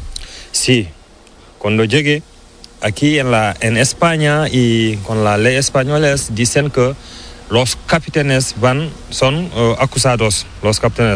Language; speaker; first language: Spanish; non-native, learner; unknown